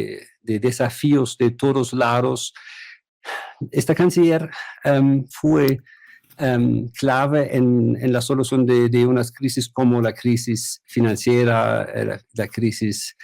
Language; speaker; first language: Spanish; non-native, fluent; German